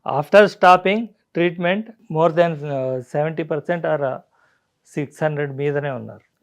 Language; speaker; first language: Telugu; native; Telugu